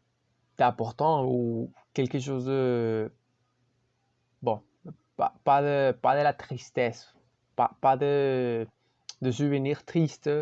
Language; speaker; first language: French; non-native, learner; Spanish